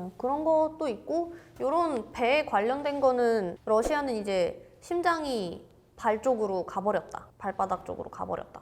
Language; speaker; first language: Korean; non-native, fluent; Russian